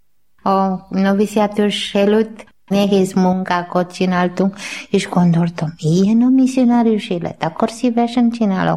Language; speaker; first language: Hungarian; non-native, learner; Malayalam